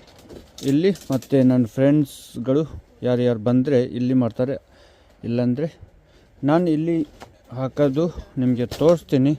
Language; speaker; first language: Kannada; non-native, fluent; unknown